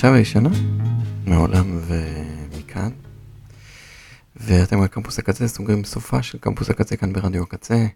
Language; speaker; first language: Hebrew; native; Hebrew